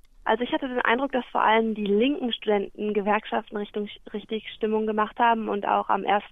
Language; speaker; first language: German; native; German